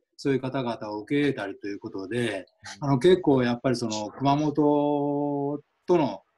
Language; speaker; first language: Japanese; native; Japanese